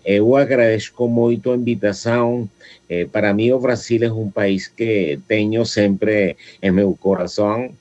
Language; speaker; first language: Portuguese; non-native, fluent; Spanish